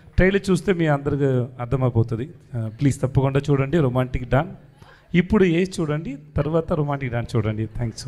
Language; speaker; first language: Telugu; non-native, learner; Tamil